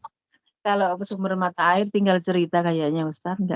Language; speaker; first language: Indonesian; non-native, local second language; Javanese